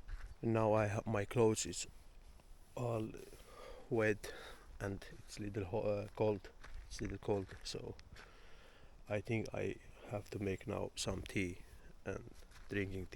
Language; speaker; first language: English; non-native, learner; Finnish